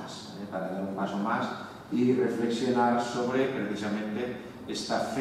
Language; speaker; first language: Spanish; native; Spanish